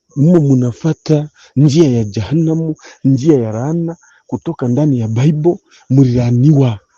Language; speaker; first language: Swahili; non-native, local second language; Kinyarwanda